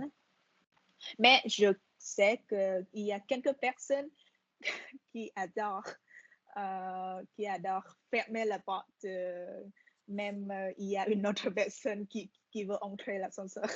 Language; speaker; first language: French; non-native, fluent; Vietnamese